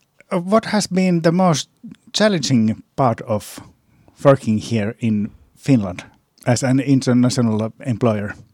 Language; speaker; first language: English; non-native, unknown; Finnish